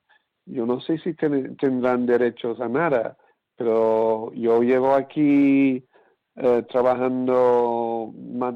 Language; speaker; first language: Spanish; non-native, fluent; English